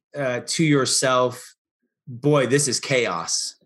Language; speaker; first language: English; native; English